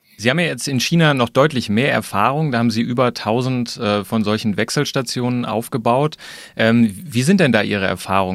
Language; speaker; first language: German; native; German